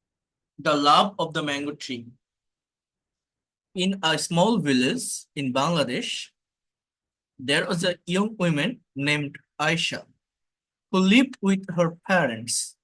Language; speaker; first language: English; non-native, fluent; Bangla